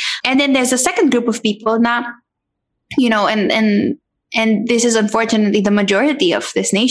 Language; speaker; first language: English; non-native, local second language; Filipino